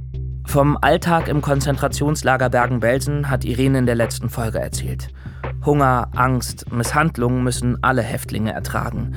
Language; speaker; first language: German; native; German